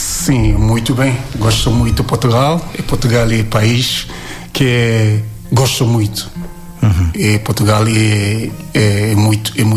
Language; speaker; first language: Portuguese; non-native, learner; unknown